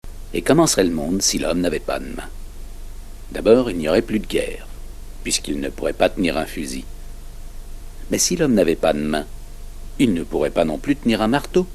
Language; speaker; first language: French; native; French